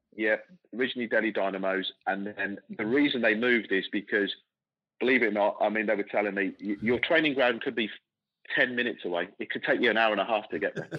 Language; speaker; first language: English; native; English